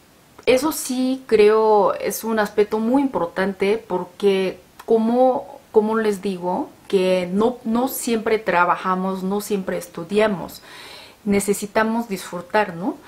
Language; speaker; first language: Spanish; non-native, learner; Korean